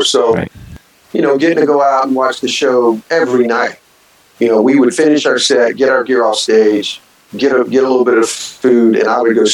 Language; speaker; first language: English; native; English